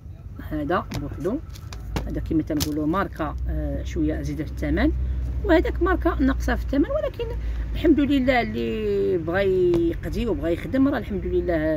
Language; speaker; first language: Arabic; native; Arabic